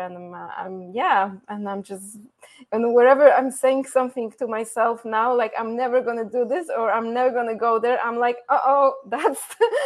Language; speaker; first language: English; non-native, fluent; Polish